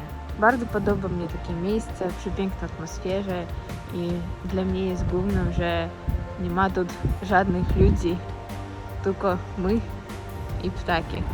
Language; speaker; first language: Polish; non-native, learner; Russian